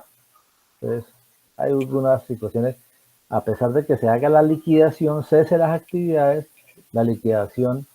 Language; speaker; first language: Spanish; native; Spanish